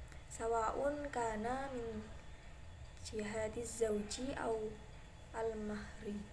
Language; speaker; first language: Arabic; non-native, learner; Indonesian